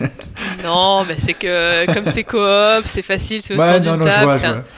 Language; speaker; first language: French; native; French